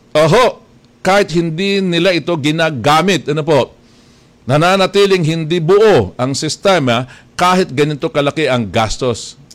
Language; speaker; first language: Filipino; native; Filipino